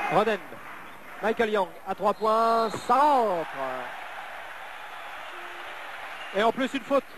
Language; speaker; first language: French; native; French